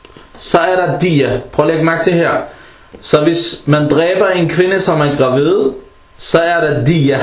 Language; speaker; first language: Danish; early bilingual, other home language; Arabic